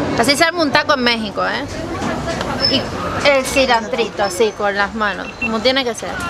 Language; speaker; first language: Spanish; native; Spanish